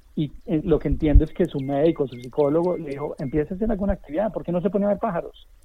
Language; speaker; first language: Spanish; native; Spanish